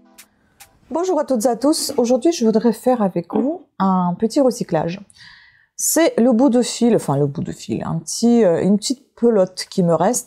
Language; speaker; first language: French; native; French